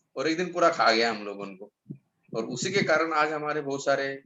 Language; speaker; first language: Hindi; non-native, local second language; Marathi